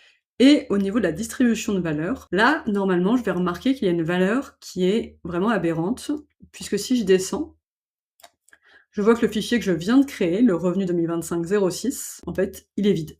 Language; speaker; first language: French; native; French